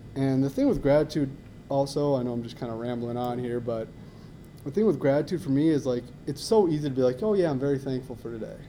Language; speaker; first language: English; native; English